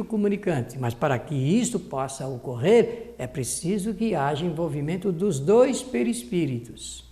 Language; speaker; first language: Portuguese; native; Portuguese